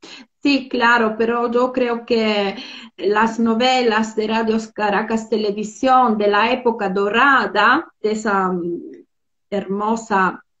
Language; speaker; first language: Spanish; non-native, fluent; Italian